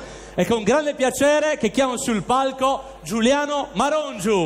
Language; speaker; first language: Italian; native; Italian